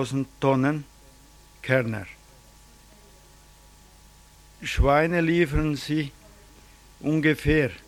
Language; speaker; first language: German; early bilingual, heritage; German